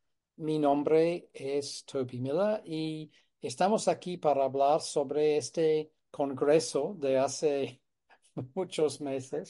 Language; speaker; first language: Spanish; non-native, fluent; English